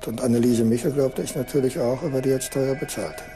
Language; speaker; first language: German; native; German